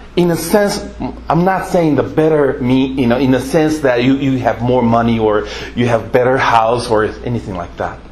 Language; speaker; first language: English; non-native, fluent; Japanese